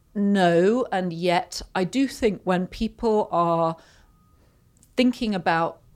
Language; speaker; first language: English; native; English